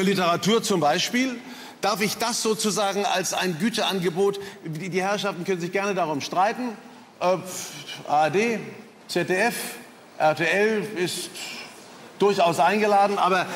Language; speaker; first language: German; native; German